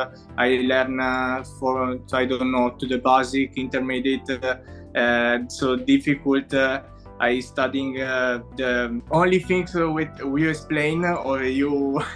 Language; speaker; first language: English; non-native, learner; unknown